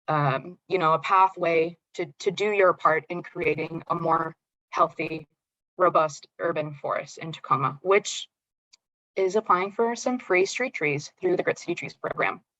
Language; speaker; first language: English; native; English